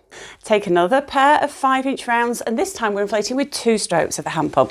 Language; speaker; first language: English; native; English